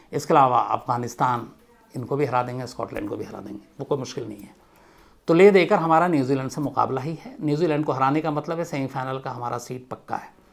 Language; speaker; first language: Hindi; native; Hindi